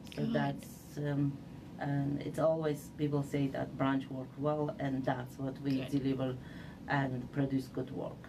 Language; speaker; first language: English; non-native, fluent; Uzbek